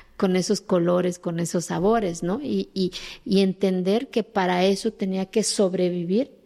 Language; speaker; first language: Spanish; early bilingual, other home language; Zapotec